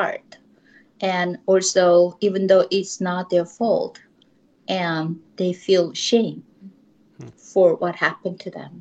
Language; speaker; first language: English; non-native, fluent; Korean